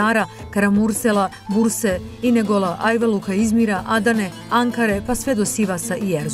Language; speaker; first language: Serbian; native; Serbian